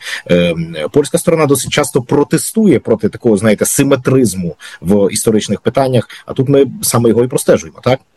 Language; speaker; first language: Ukrainian; native; Ukrainian